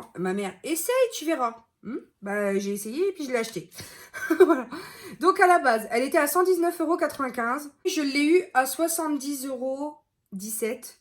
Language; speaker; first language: French; native; French